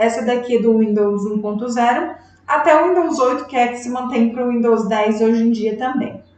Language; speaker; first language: Portuguese; native; Portuguese